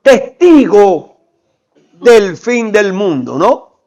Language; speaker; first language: Spanish; native; Spanish